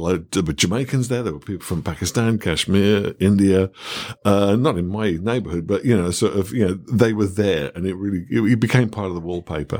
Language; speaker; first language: English; native; English